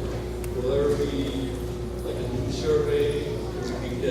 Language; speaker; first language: English; native; English